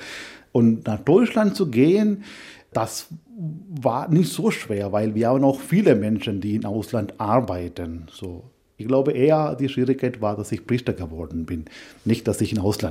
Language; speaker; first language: German; non-native, fluent; Malayalam